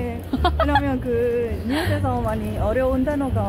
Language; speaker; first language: Korean; non-native, learner; Indonesian